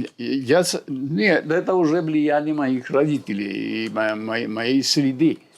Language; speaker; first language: Russian; non-native, fluent; Spanish